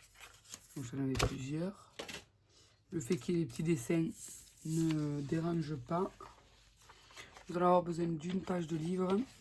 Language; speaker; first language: French; native; French